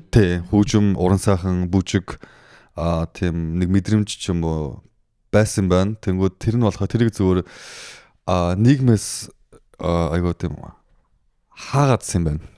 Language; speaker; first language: Mongolian; early bilingual, heritage; Mongolian